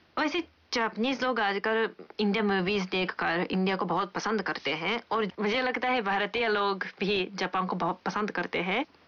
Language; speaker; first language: Hindi; non-native, fluent; Japanese